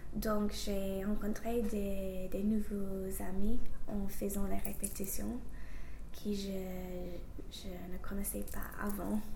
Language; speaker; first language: French; non-native, learner; English